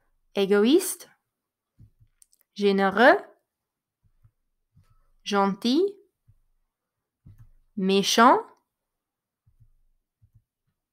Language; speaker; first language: French; non-native, fluent; English